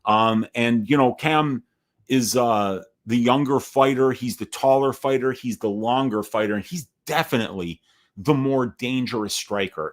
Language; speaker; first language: English; native; English